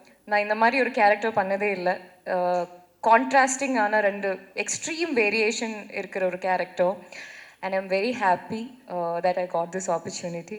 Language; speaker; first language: Tamil; non-native, fluent; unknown